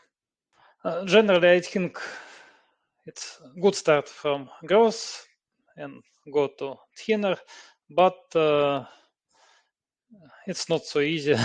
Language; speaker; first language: English; non-native, learner; Russian